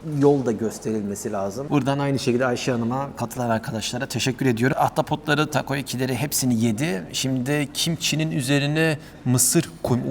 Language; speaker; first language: Turkish; native; Turkish